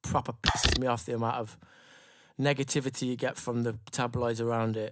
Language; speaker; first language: English; native; English